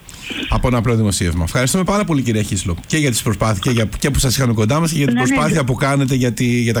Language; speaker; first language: Greek; native; Greek